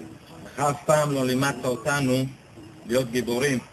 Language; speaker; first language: Hebrew; early bilingual, other home language; Romanian